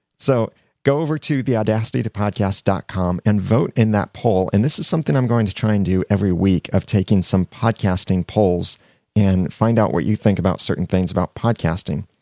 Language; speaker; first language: English; native; English